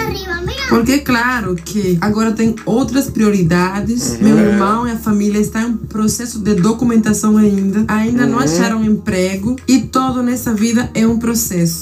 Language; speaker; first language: Portuguese; non-native, fluent; Spanish